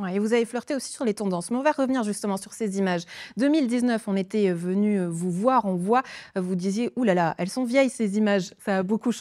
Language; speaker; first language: French; native; French